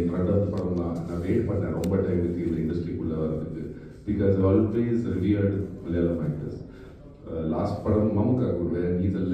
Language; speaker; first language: Tamil; non-native, fluent; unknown